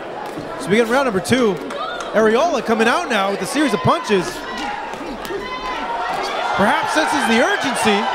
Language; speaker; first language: English; native; English